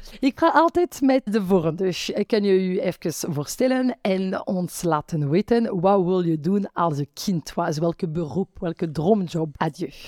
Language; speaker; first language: Dutch; non-native, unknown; French